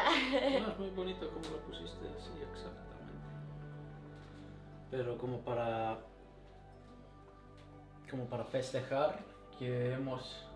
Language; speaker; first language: Spanish; non-native, fluent; Icelandic